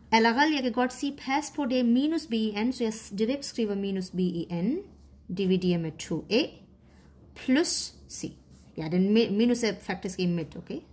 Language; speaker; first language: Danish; non-native, fluent; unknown